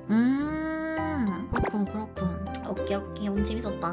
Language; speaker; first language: Korean; native; Korean